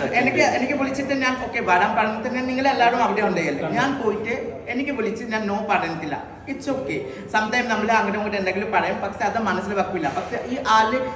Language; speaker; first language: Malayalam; non-native, learner; Assamese